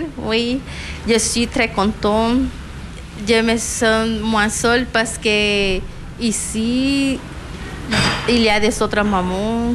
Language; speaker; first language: French; non-native, learner; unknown